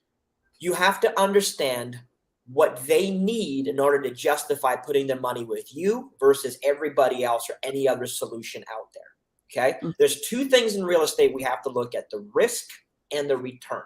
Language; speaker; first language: English; native; English